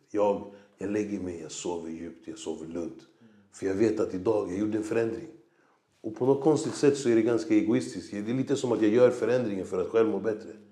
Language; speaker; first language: Swedish; native; Swedish